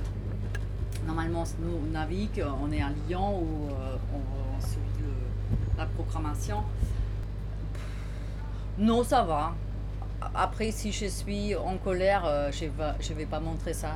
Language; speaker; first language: French; non-native, learner; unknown